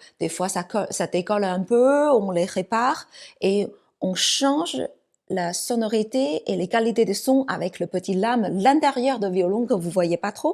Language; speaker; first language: French; non-native, fluent; Chinese